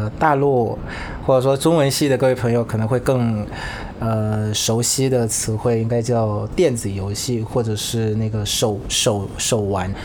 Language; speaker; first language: Chinese; non-native, fluent; Vietnamese